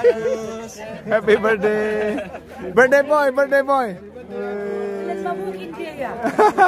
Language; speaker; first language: English; non-native, learner; Indonesian